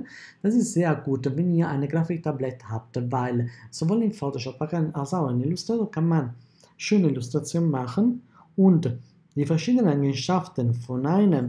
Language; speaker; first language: German; non-native, fluent; Italian